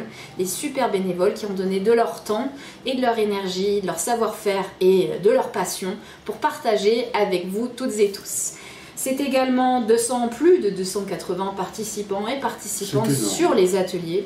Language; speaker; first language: French; native; French